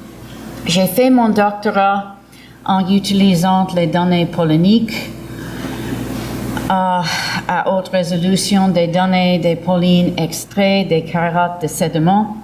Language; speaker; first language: French; early bilingual, heritage; English